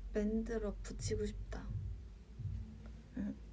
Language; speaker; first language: Korean; non-native, fluent; Cantonese